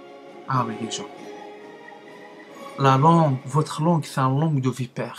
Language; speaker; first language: French; non-native, learner; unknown